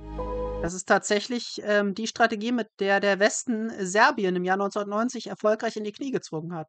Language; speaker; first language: German; native; German